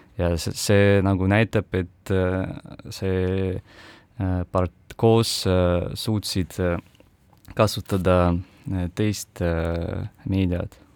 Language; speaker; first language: Estonian; non-native, local second language; Russian